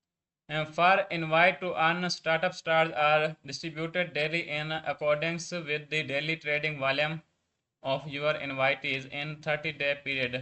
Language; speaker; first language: English; non-native, learner; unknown